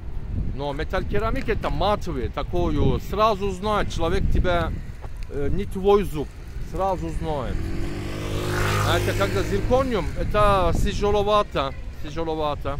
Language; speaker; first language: Russian; non-native, learner; Turkish